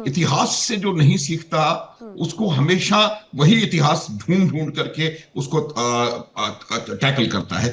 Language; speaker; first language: Hindi; native; Hindi